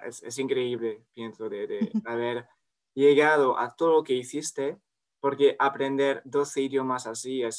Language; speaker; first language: Spanish; non-native, fluent; French